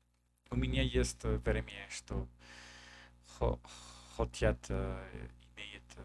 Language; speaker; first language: Russian; non-native, learner; English